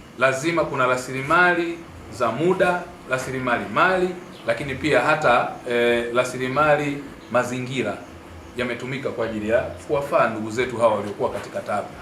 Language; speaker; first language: Swahili; native; Swahili